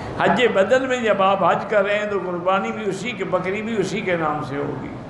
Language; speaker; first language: Urdu; native; Urdu